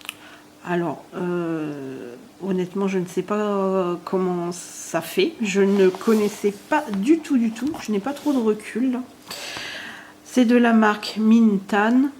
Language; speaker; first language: French; native; French